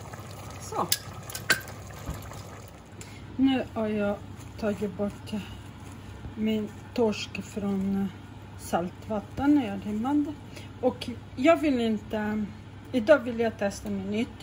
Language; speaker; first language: Swedish; non-native, fluent; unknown